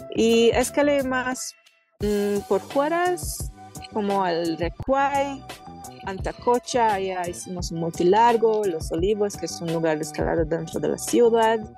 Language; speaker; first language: Spanish; non-native, fluent; Hungarian